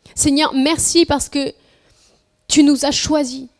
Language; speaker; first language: French; non-native, fluent; Spanish